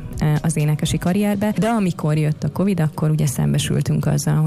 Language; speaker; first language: Hungarian; native; Hungarian